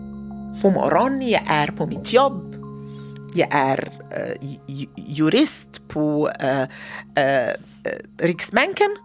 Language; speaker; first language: Swedish; non-native, learner; Arabic